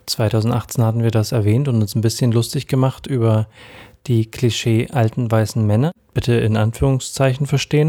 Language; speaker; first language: German; native; German